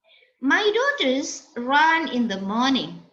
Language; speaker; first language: English; non-native, fluent; Indonesian